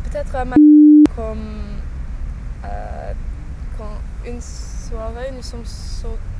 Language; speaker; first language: French; non-native, learner; English